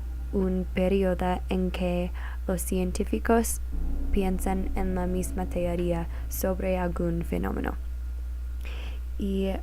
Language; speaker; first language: Spanish; non-native, learner; English